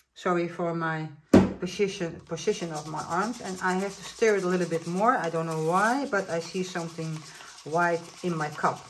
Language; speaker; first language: English; non-native, fluent; Dutch